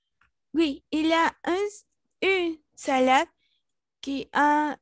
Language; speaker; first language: French; non-native, learner; Spanish